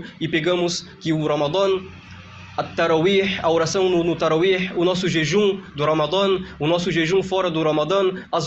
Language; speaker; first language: Portuguese; native; Portuguese